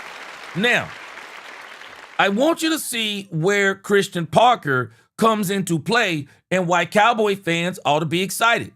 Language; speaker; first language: English; native; English